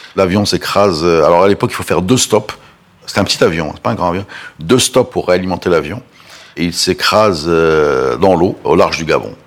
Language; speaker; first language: French; non-native, local second language; Arabic